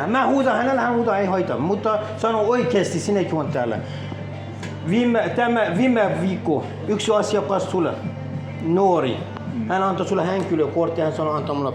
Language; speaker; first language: Finnish; non-native, learner; Turkish